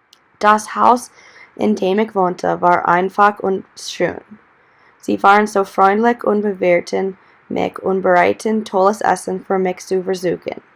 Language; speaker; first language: German; non-native, learner; English